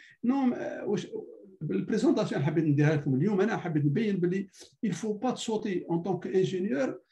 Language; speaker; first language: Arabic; native; Arabic